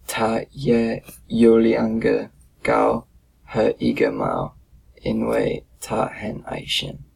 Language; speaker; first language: Chinese; non-native, learner; English